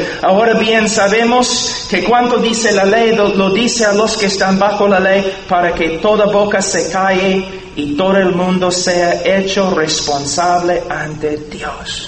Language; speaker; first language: Spanish; non-native, fluent; English